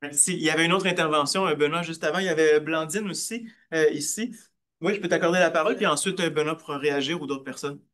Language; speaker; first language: French; native; French